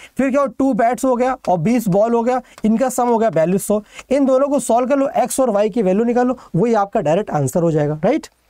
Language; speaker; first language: Hindi; native; Hindi